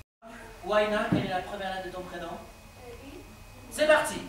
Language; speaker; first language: French; native; French